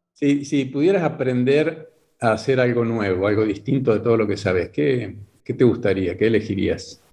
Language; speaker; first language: Spanish; native; Spanish